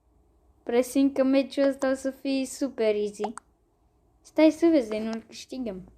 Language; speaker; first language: Romanian; native; Romanian